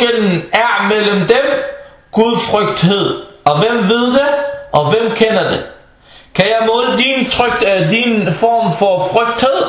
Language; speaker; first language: Danish; early bilingual, other home language; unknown